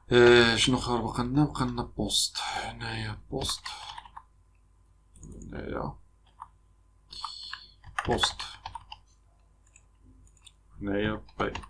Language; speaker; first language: Arabic; native; Arabic